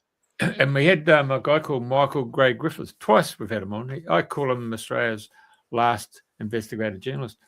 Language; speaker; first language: English; native; English